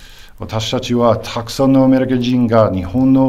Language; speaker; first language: Japanese; non-native, fluent; English